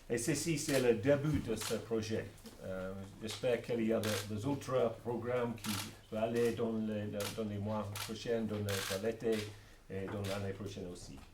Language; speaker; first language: French; non-native, learner; English